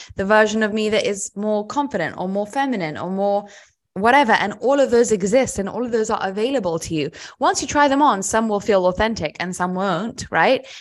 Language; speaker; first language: English; native; English